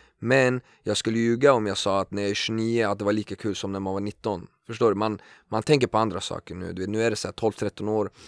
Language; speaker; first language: Swedish; early bilingual, other home language; Kurdish